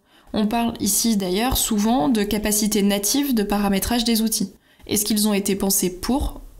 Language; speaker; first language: French; native; French